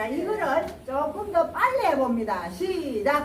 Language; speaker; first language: Korean; native; Korean